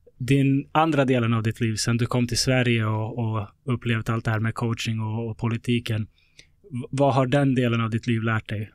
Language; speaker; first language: Swedish; early bilingual, other home language; Bosnian